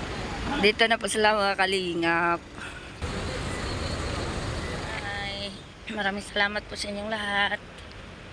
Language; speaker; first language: Filipino; non-native, local second language; Cebuano